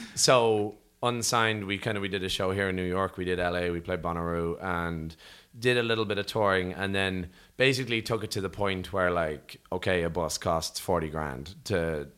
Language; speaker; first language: English; native; English